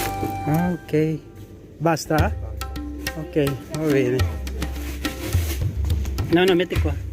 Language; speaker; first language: Italian; non-native, learner; Filipino